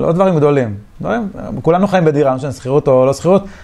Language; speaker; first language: Hebrew; native; Hebrew